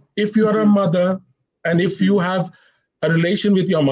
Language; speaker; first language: English; non-native, local second language; Hindi